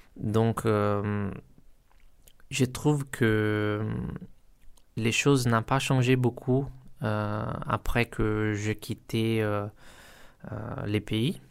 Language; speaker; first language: French; non-native, learner; Portuguese